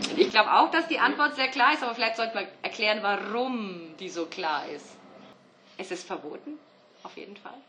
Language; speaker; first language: German; early bilingual, other home language; Turkish